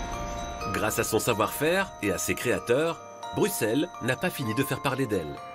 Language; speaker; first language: French; native; French